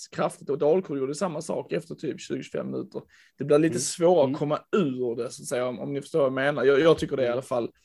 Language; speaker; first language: Swedish; native; Swedish